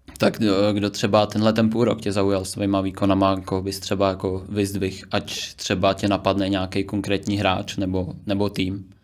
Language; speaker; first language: Czech; native; Czech